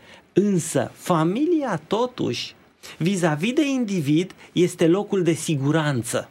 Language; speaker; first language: Romanian; native; Romanian